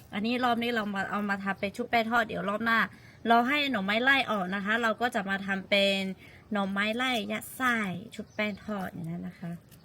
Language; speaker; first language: Thai; non-native, local second language; Lahu